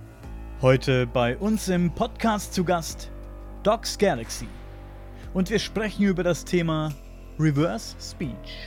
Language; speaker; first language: German; native; German